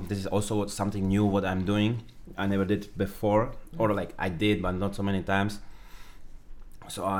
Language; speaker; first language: English; non-native, fluent; Slovak